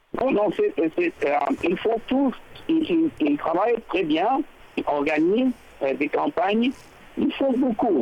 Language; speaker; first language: French; non-native, learner; English